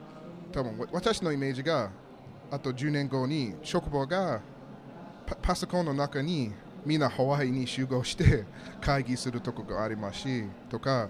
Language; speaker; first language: Japanese; non-native, learner; English